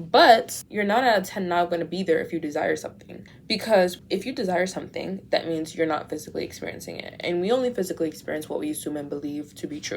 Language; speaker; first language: English; native; English